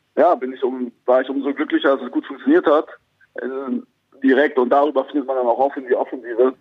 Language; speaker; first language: German; native; German